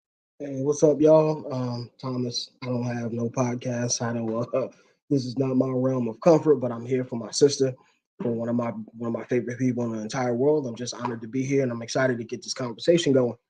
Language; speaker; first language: English; native; English